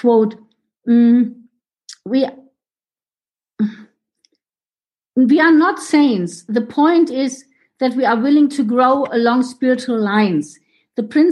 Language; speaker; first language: English; non-native, fluent; German